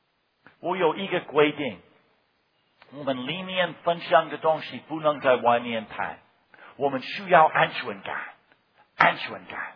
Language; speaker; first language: Chinese; non-native, fluent; English